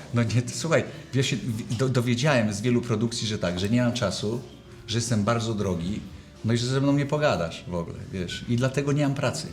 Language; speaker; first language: Polish; native; Polish